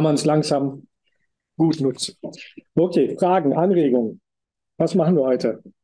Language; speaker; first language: German; native; German